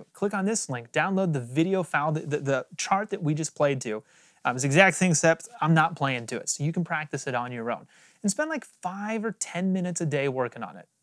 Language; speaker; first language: English; native; English